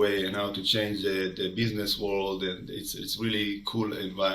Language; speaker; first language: English; non-native, fluent; Hebrew